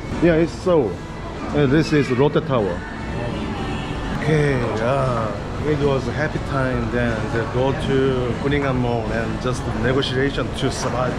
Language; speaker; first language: English; non-native, learner; Korean